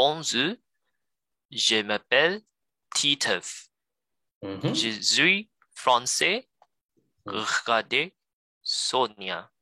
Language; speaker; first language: French; non-native, learner; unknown